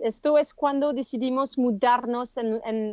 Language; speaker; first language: Spanish; non-native, learner; French